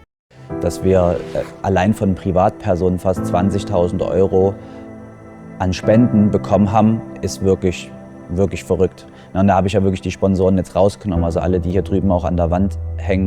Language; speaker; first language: German; native; German